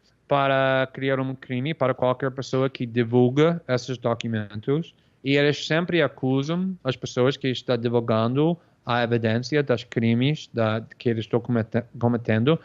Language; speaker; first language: Portuguese; non-native, fluent; English